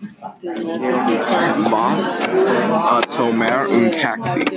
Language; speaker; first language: Spanish; non-native, learner; English